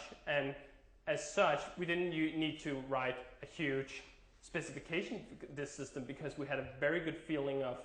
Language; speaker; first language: English; non-native, fluent; Danish